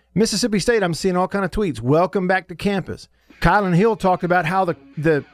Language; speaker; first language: English; native; English